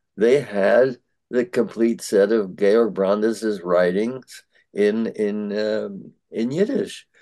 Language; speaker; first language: English; early bilingual, other home language; Yiddish